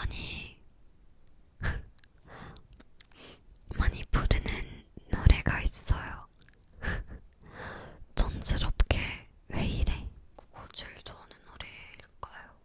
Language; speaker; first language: Korean; non-native, learner; English